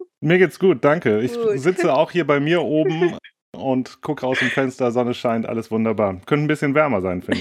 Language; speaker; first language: German; native; German